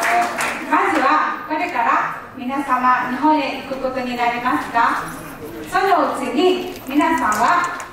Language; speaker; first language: Japanese; non-native, fluent; Nepali